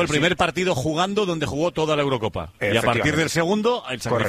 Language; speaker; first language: Spanish; native; Spanish